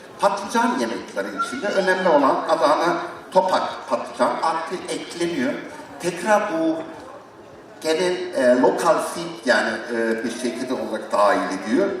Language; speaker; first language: Turkish; non-native, learner; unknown